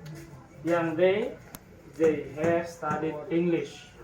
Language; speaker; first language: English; non-native, learner; Indonesian